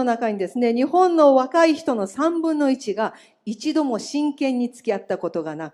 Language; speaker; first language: Japanese; native; Japanese